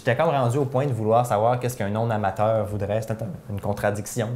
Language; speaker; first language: French; native; French